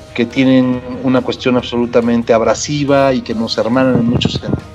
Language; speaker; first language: Spanish; native; Spanish